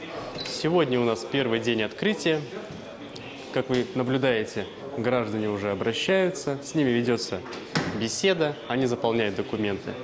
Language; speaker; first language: Russian; native; Russian